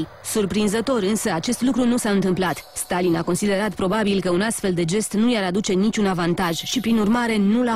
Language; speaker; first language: Romanian; native; Romanian